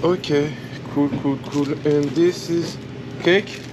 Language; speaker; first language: English; non-native, learner; French